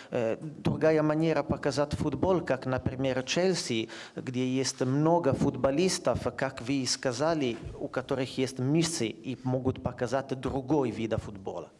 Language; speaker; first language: Russian; non-native, fluent; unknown